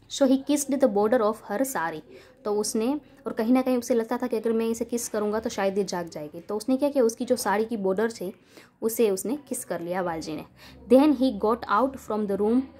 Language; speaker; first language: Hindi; non-native, local second language; Gujarati